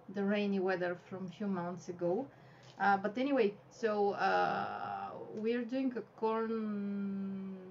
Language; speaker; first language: English; non-native, fluent; Bulgarian